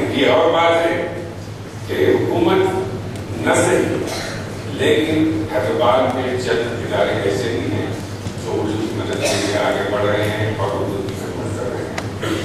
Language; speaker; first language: Urdu; native; Urdu